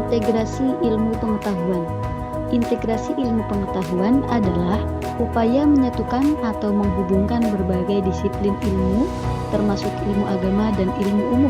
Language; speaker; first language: Indonesian; native; Indonesian